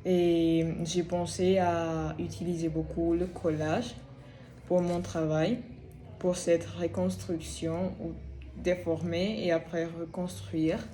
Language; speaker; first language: French; non-native, fluent; Spanish